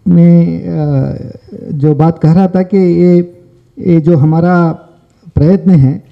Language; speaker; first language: Hindi; non-native, local second language; Kannada